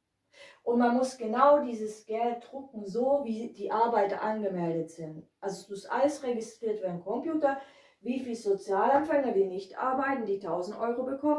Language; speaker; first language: German; non-native, fluent; Hungarian